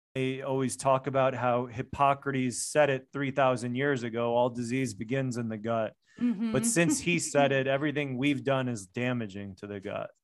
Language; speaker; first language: English; native; English